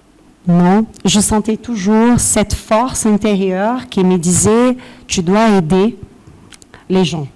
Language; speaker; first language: French; non-native, fluent; Portuguese